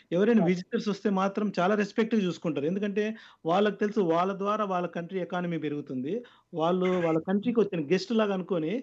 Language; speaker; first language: Telugu; native; Telugu